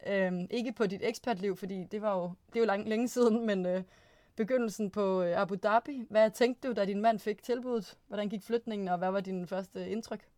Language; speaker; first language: Danish; native; Danish